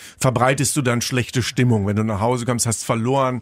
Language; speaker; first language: German; native; German